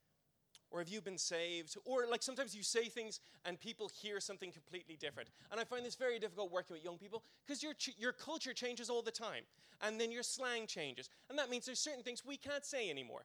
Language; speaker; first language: English; native; English